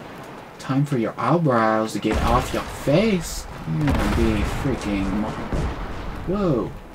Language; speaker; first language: English; native; English